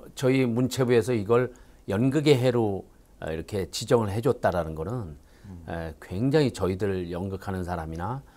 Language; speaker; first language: Korean; native; Korean